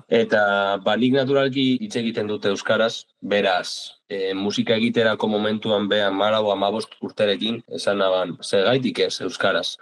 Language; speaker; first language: Basque; native; Basque